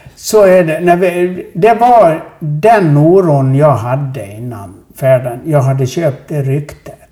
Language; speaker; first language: Swedish; native; Swedish